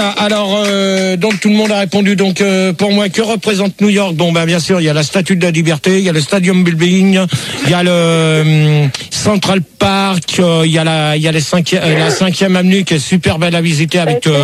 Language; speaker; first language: French; native; French